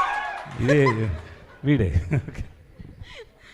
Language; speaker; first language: Telugu; non-native, learner; Tamil